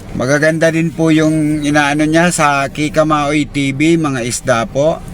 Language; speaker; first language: Filipino; native; Filipino